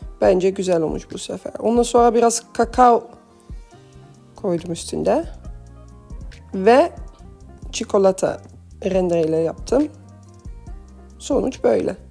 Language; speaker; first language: Turkish; early bilingual, heritage; Turkish